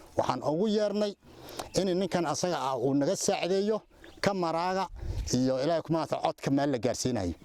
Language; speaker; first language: Somali; native; Somali